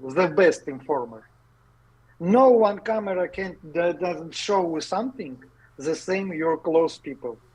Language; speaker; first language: English; non-native, learner; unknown